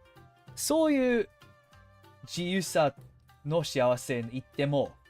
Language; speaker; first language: Japanese; non-native, fluent; English